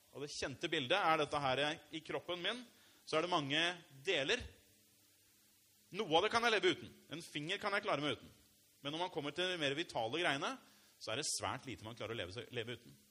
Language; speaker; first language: Norwegian; native; Norwegian